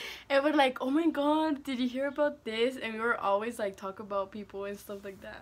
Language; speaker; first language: English; early bilingual, other home language; Spanish